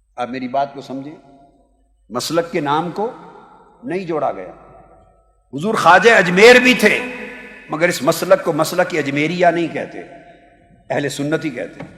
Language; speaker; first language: Urdu; native; Urdu